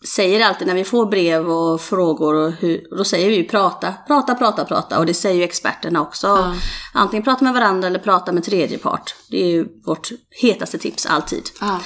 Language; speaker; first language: Swedish; native; Swedish